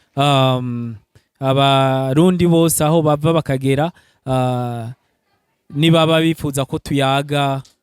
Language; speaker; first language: Rundi; early bilingual, heritage; Rundi